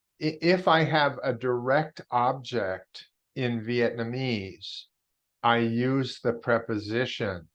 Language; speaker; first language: English; non-native, fluent; Vietnamese